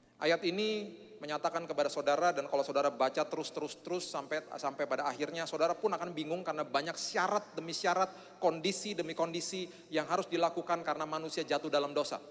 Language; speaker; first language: Indonesian; native; Indonesian